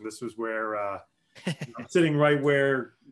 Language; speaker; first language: English; native; English